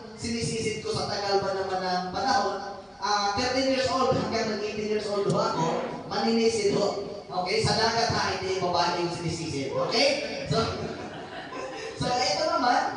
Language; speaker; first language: Filipino; non-native, local second language; Masbatenyo